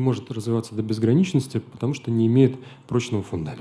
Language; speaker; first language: Russian; native; Russian